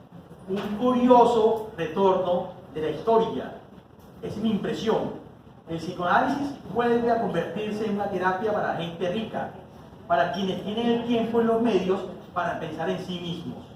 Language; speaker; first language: Spanish; native; Spanish